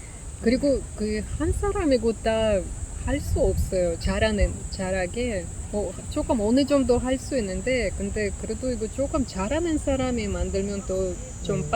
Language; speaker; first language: Korean; non-native, learner; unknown